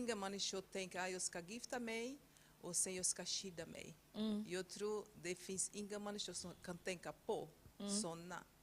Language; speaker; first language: Swedish; non-native, fluent; Portuguese